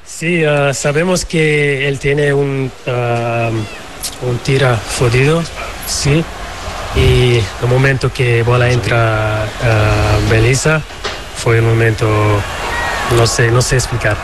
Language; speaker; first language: Spanish; non-native, learner; Portuguese